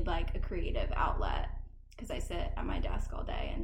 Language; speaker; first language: English; native; English